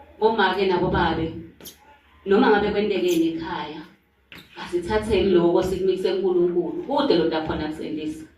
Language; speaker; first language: Zulu; non-native, local second language; Swati